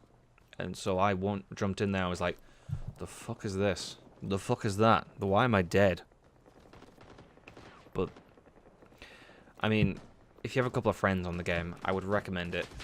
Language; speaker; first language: English; native; English